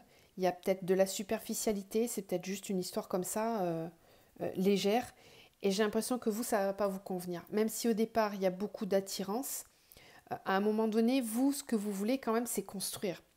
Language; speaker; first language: French; native; French